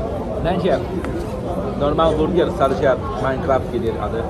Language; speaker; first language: Turkish; non-native, learner; Azerbaijani